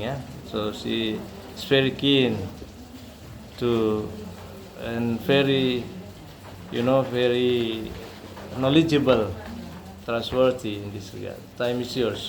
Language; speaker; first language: English; non-native, fluent; Indonesian